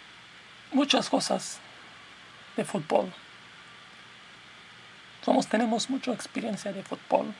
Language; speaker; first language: Spanish; non-native, learner; English